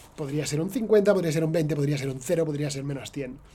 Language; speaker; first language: Spanish; native; Spanish